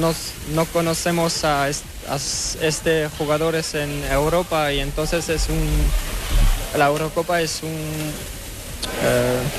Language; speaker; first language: Spanish; non-native, learner; French